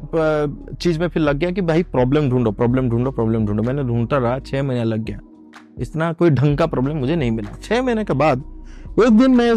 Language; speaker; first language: Hindi; non-native, local second language; Odia